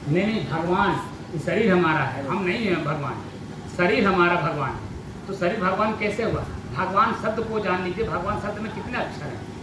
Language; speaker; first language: Hindi; native; Hindi